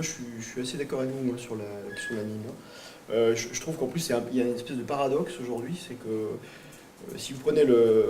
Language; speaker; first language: French; native; French